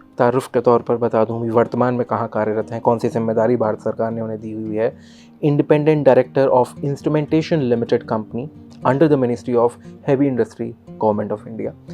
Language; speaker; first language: Hindi; native; Hindi